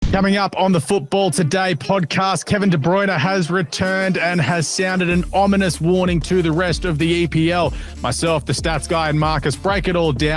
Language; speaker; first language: English; native; English